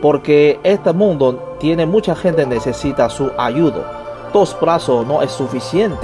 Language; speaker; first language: Spanish; non-native, learner; Chinese